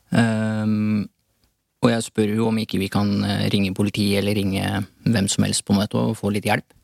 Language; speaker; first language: Norwegian; early bilingual, other home language; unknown